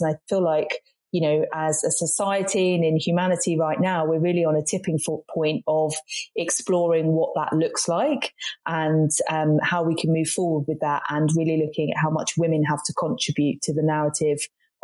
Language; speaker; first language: English; native; English